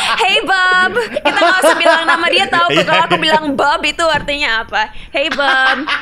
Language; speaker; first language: Indonesian; early bilingual, heritage; Indonesian